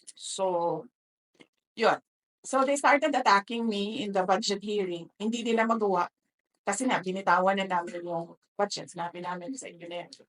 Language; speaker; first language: Filipino; non-native, local second language; Cebuano